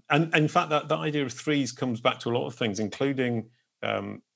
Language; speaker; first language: English; native; English